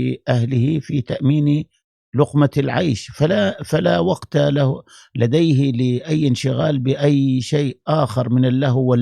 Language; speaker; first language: Arabic; native; Arabic